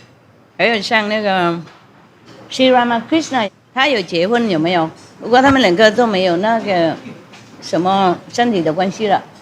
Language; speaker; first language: Chinese; non-native, fluent; Vietnamese